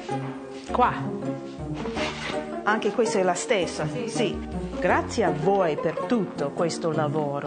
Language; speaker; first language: Italian; non-native, learner; English